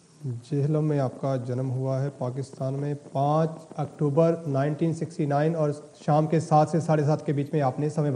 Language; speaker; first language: Hindi; native; Hindi